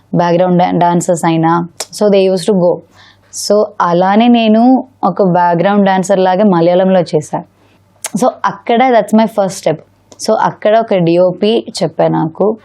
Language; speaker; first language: Telugu; non-native, learner; Malayalam